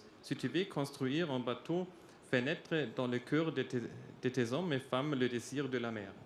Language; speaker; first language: French; non-native, learner; German